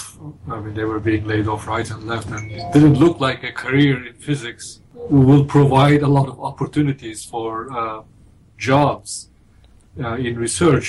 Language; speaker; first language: English; non-native, fluent; Turkish